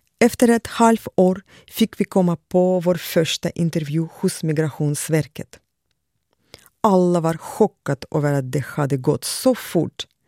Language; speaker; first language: Swedish; non-native, fluent; Russian